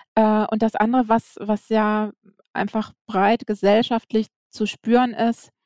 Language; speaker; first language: German; native; German